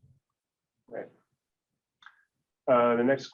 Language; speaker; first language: English; native; English